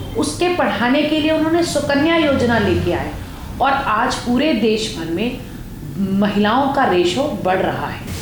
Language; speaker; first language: Hindi; native; Hindi